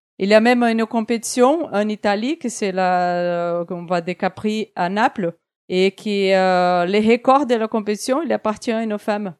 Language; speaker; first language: French; non-native, fluent; Portuguese